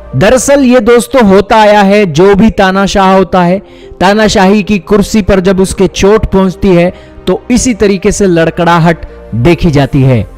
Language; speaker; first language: Hindi; native; Hindi